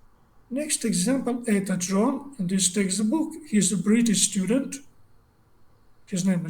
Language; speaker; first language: English; non-native, learner; Russian